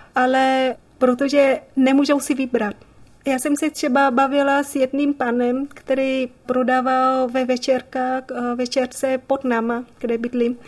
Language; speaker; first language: Czech; non-native, fluent; Vietnamese